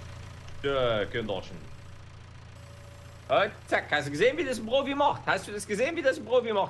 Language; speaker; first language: German; native; German